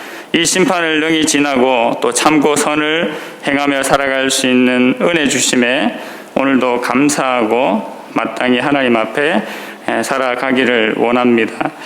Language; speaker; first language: Korean; native; Korean